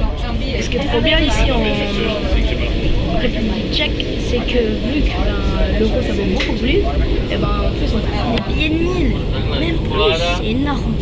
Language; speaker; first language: French; native; French